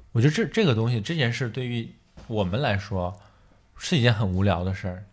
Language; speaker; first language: Chinese; native; Chinese